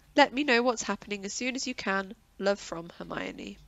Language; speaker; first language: English; native; English